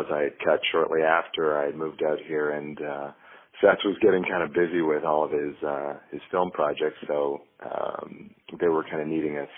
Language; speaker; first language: English; native; English